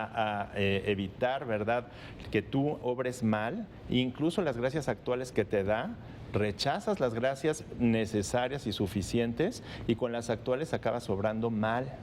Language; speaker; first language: Spanish; native; Spanish